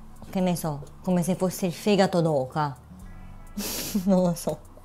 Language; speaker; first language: Italian; native; Italian